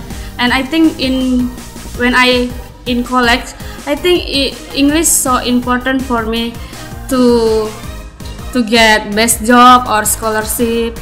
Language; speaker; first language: English; non-native, learner; Indonesian